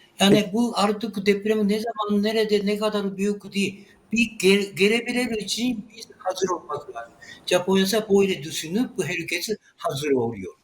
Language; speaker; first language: Turkish; non-native, learner; Japanese